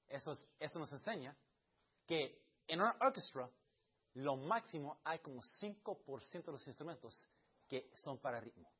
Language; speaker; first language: Spanish; early bilingual, heritage; Spanish